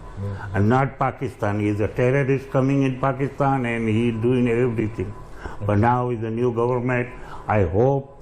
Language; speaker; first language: English; non-native, learner; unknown